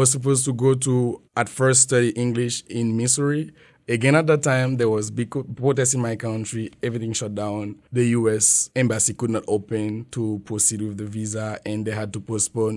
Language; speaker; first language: English; non-native, fluent; French